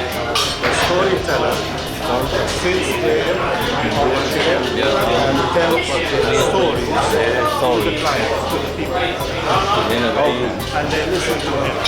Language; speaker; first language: English; non-native, fluent; Arabic